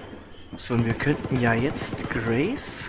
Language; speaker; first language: German; native; German